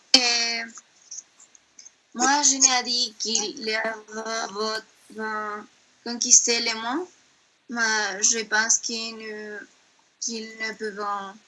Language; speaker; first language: French; non-native, learner; Spanish